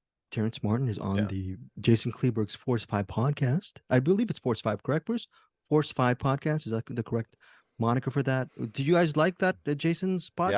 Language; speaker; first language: English; native; English